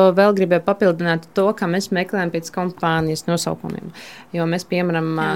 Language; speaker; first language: Latvian; non-native, local second language; Russian